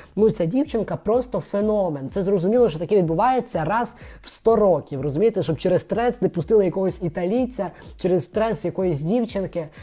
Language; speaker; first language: Ukrainian; non-native, local second language; Russian